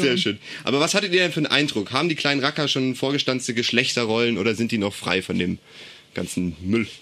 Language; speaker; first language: German; native; German